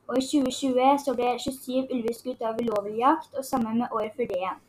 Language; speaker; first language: Norwegian; native; Norwegian